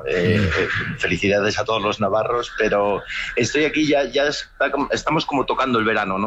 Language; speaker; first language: Spanish; native; Spanish